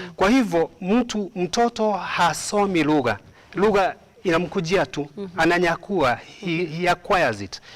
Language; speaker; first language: Swahili; non-native, local second language; Kikuyu